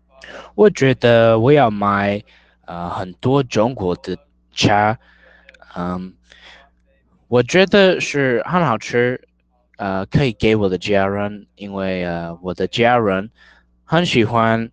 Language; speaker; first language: Chinese; non-native, learner; English